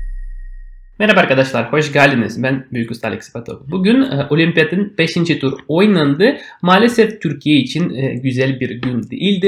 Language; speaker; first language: Turkish; non-native, fluent; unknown